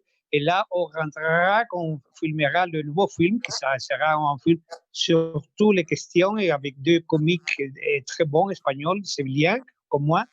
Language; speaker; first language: French; non-native, fluent; Spanish